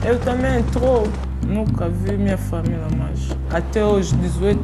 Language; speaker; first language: Portuguese; non-native, learner; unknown